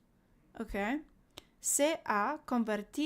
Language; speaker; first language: Spanish; non-native, learner; English